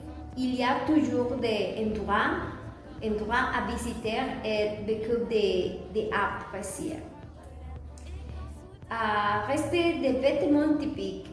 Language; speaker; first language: French; non-native, learner; Spanish